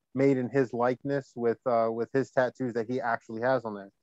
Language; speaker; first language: English; native; English